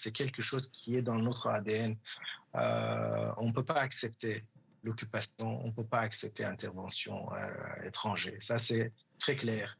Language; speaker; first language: French; non-native, fluent; Persian